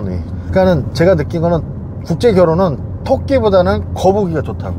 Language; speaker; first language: Korean; native; Korean